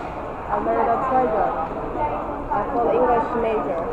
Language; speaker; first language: English; non-native, learner; Chinese